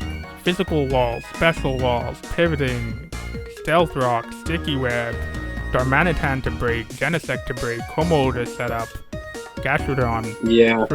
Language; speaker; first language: English; native; English